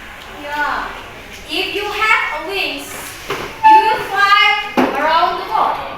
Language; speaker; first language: English; non-native, learner; Indonesian